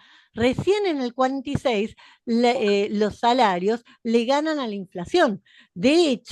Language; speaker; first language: Spanish; native; Spanish